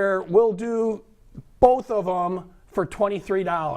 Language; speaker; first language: English; native; English